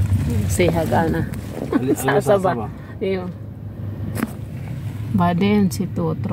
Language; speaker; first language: Arabic; non-native, learner; Filipino